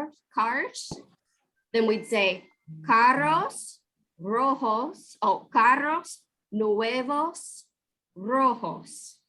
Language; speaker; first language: Spanish; non-native, fluent; English